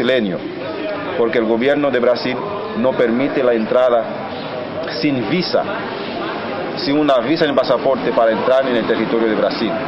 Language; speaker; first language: Spanish; non-native, fluent; Haitian Creole